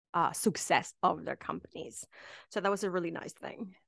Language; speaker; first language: English; non-native, fluent; Spanish